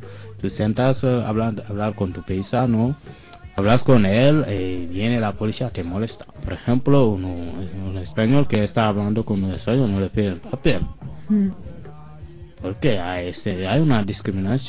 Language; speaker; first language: Spanish; non-native, learner; French